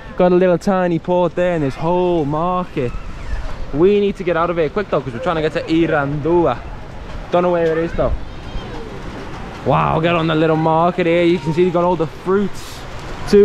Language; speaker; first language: English; native; English